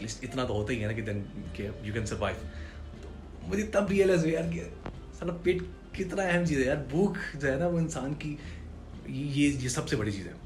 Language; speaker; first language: Urdu; non-native, local second language; Punjabi